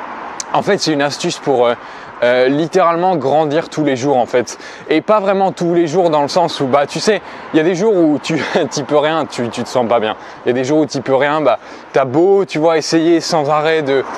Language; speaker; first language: French; native; French